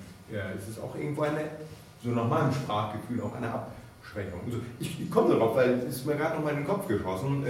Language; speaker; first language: German; native; German